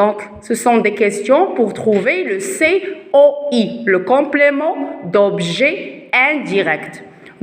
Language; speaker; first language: French; non-native, local second language; Arabic